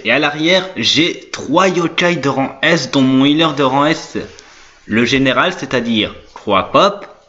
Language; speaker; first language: French; native; French